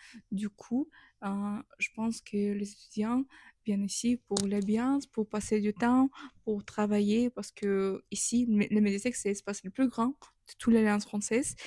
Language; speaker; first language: French; non-native, fluent; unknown